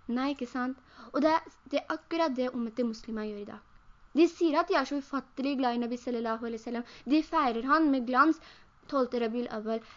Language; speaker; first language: Norwegian; early bilingual, other home language; Urdu